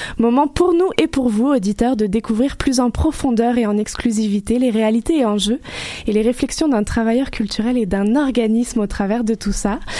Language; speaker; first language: French; native; French